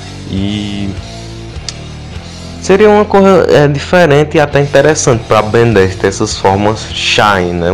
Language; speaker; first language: Portuguese; native; Portuguese